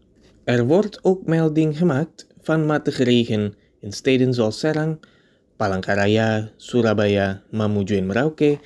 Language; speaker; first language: Dutch; non-native, fluent; Indonesian